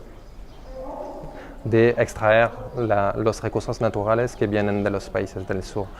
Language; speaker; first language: Spanish; non-native, fluent; French